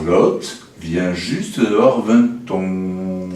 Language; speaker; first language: French; native; French